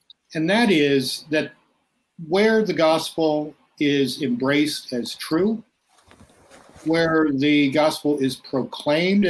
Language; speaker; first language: English; native; English